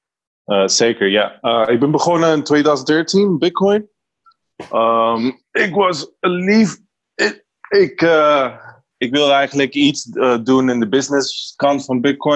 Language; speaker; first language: Dutch; non-native, learner; Spanish